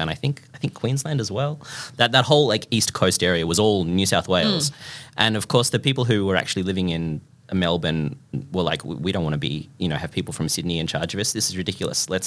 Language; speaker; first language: English; native; English